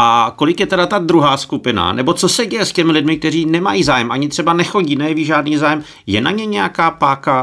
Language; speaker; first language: Czech; native; Czech